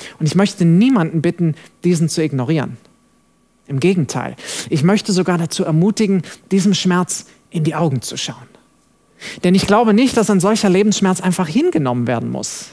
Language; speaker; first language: German; non-native, fluent; English